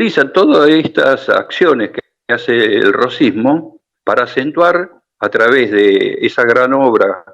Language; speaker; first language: Spanish; native; Spanish